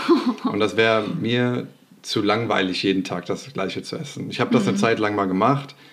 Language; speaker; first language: German; native; German